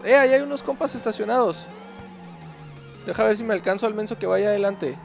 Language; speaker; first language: Spanish; native; Spanish